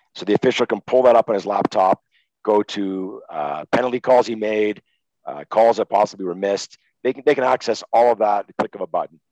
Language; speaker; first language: English; native; English